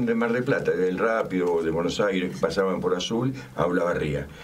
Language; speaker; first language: Spanish; native; Spanish